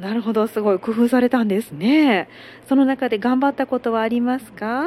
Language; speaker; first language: Japanese; native; Japanese